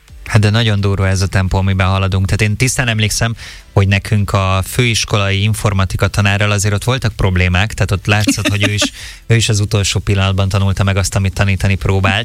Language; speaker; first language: Hungarian; native; Hungarian